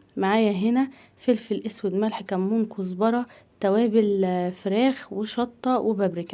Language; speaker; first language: Arabic; native; Arabic